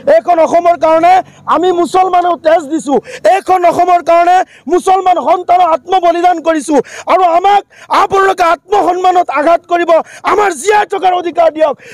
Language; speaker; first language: Assamese; non-native, local second language; Bangla